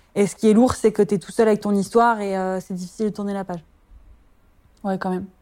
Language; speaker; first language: French; native; French